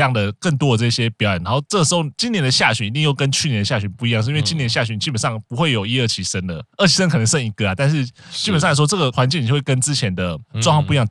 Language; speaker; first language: Chinese; native; Chinese